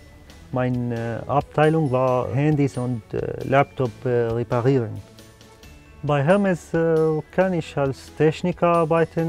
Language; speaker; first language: German; non-native, learner; Arabic